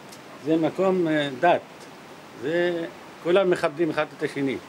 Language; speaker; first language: Hebrew; non-native, local second language; Arabic